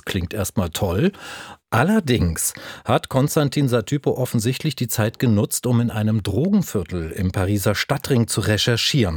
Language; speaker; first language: German; native; German